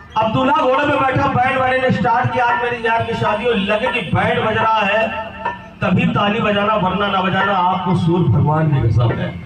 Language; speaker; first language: Hindi; native; Hindi